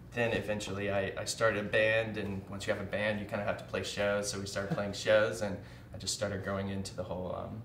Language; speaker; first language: English; native; English